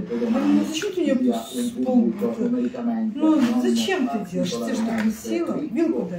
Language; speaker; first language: Italian; non-native, learner; Russian